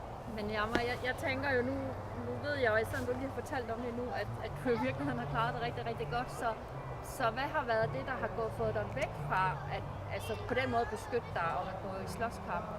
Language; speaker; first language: Danish; native; Danish